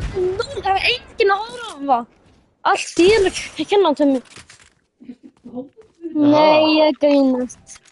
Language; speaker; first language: Icelandic; early bilingual, heritage; Icelandic